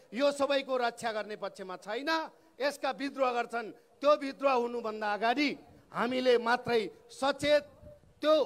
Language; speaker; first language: Nepali; non-native, local second language; Eastern Tamang